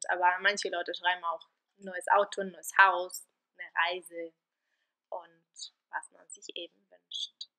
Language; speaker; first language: German; non-native, fluent; Bulgarian